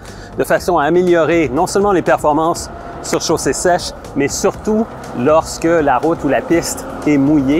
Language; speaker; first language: French; native; French